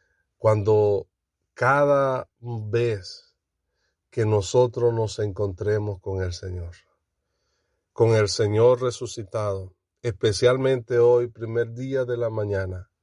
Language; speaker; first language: Spanish; native; Spanish